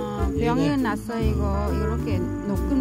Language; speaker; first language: Korean; non-native, learner; Vietnamese